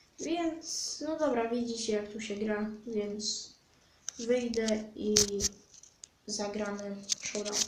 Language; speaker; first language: Polish; native; Polish